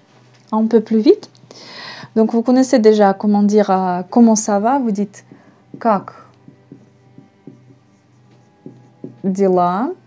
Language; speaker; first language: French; non-native, fluent; Russian